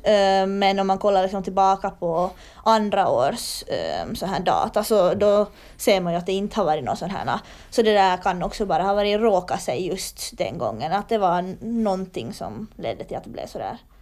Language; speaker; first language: Swedish; native; Swedish